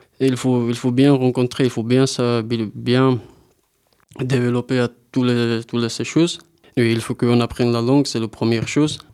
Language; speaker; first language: French; non-native, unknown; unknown